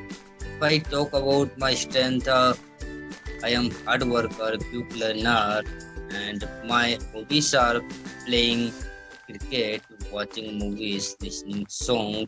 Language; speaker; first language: English; non-native, learner; Hindi